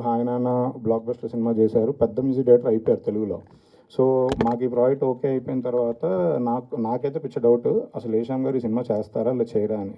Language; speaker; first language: Telugu; native; Telugu